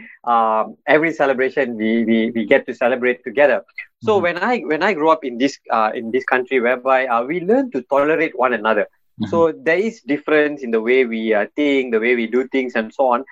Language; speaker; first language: English; non-native, local second language; Tamil